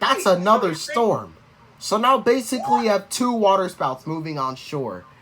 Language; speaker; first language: English; native; English